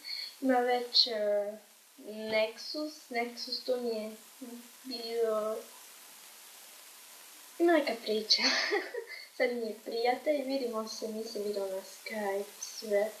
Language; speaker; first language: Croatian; early bilingual, heritage; Croatian